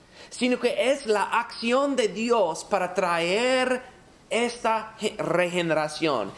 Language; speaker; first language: Spanish; non-native, fluent; English